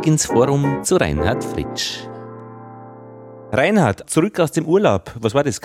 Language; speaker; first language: German; native; German